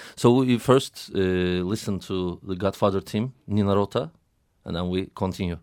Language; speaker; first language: English; non-native, fluent; Turkish